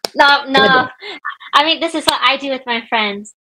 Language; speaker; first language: English; native; English